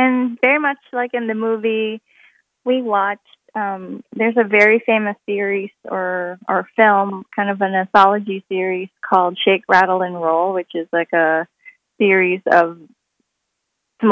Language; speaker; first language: English; non-native, local second language; Filipino